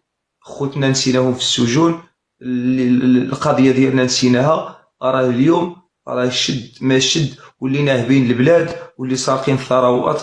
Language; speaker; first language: Arabic; native; Arabic